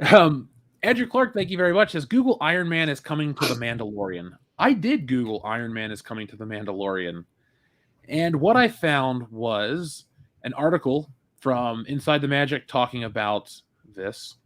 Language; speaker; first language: English; native; English